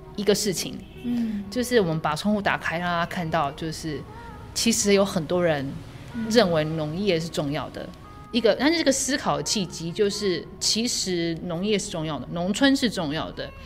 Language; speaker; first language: Chinese; native; Chinese